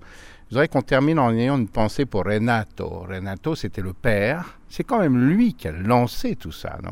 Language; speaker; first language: French; native; French